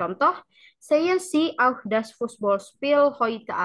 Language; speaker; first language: German; non-native, learner; Indonesian